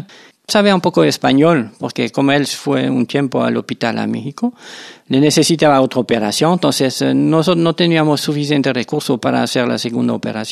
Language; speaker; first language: Spanish; non-native, fluent; French